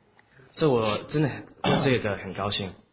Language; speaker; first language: Chinese; early bilingual, heritage; Chinese